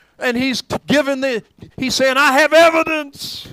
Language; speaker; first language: English; native; English